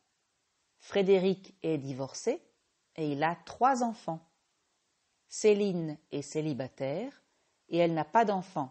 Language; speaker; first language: French; native; French